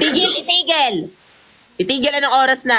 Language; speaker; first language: Filipino; native; Filipino